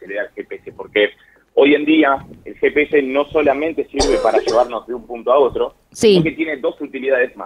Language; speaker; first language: Spanish; native; Spanish